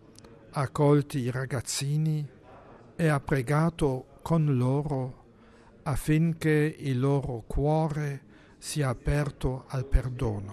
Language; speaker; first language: Italian; non-native, fluent; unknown